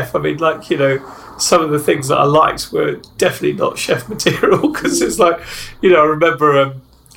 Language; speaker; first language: English; native; English